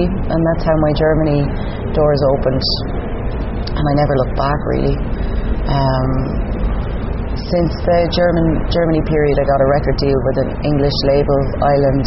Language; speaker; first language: English; native; English